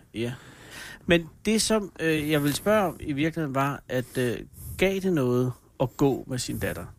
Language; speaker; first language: Danish; native; Danish